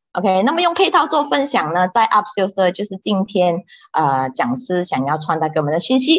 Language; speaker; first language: Chinese; native; Chinese